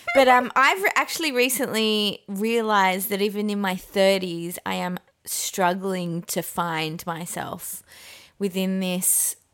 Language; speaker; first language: English; non-native, fluent; Persian